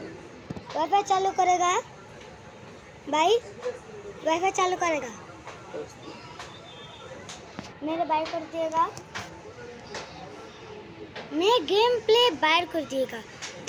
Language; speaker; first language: Hindi; non-native, learner; Bangla